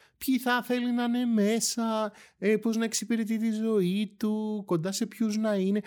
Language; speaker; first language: Greek; native; Greek